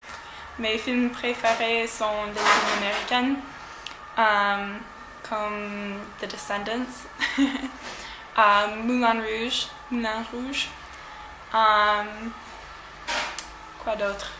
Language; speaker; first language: French; non-native, learner; English